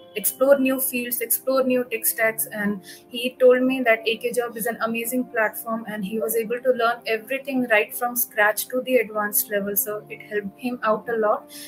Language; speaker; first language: English; non-native, local second language; Odia